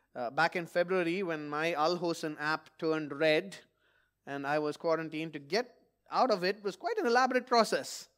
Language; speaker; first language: English; non-native, local second language; Malayalam